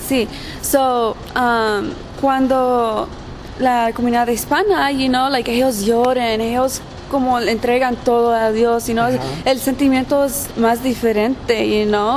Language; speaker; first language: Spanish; early bilingual, heritage; Spanish